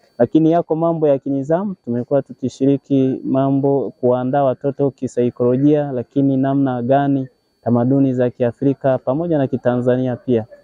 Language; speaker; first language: Swahili; native; Swahili